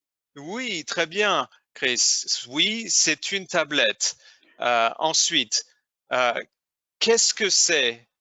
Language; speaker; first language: French; non-native, fluent; English